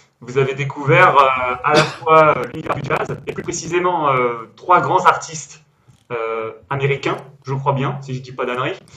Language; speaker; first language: French; native; French